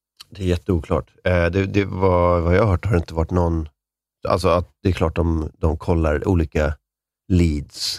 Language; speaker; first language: Swedish; native; Swedish